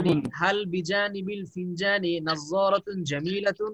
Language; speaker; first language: Arabic; non-native, fluent; Bangla